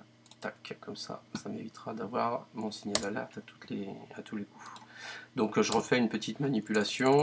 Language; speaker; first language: French; native; French